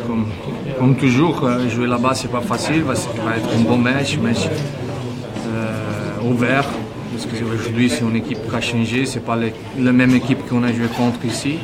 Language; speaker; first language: French; non-native, fluent; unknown